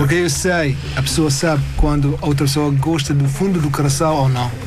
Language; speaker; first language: Portuguese; non-native, learner; Arabic